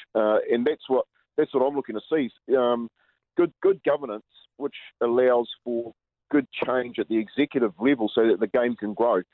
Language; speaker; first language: English; native; English